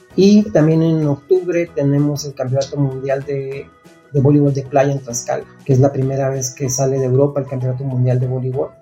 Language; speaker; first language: Spanish; native; Spanish